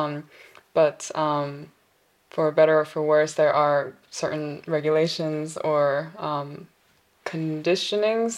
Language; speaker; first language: English; non-native, local second language; Korean